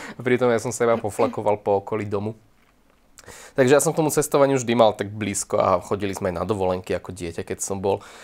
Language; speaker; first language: Slovak; native; Slovak